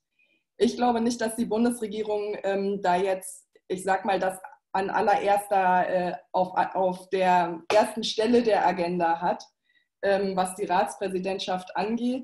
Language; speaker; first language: German; native; German